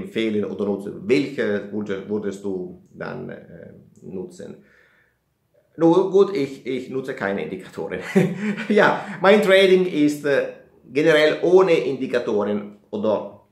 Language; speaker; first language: German; non-native, fluent; Italian